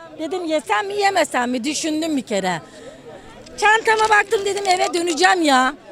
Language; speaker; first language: Turkish; native; Turkish